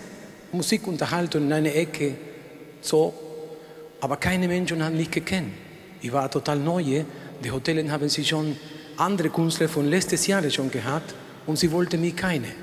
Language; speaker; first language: German; non-native, learner; Spanish